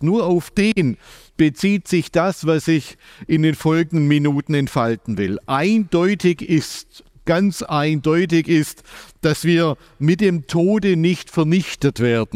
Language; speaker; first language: German; native; German